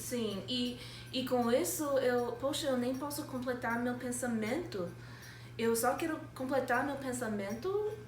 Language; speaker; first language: Portuguese; non-native, fluent; English